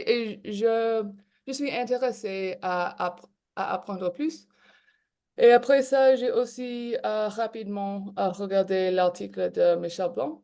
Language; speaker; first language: French; non-native, local second language; English